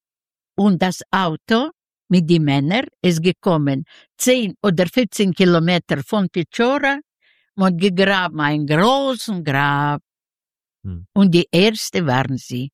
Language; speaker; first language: German; non-native, learner; Yiddish